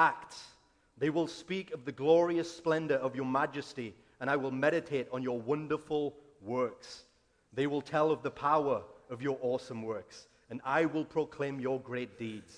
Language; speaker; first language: English; native; English